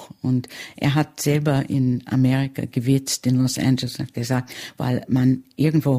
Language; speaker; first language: German; early bilingual, heritage; German